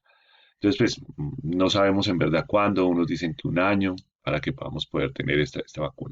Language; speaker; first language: Spanish; native; Spanish